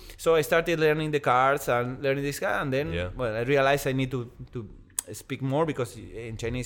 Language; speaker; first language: English; non-native, learner; Spanish